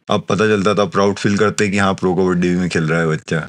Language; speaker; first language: Hindi; native; Hindi